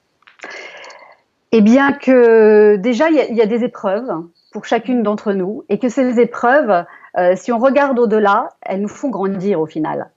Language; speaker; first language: French; native; French